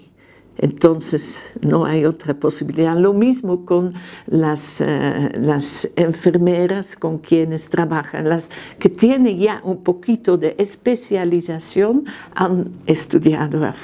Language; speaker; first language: Spanish; non-native, fluent; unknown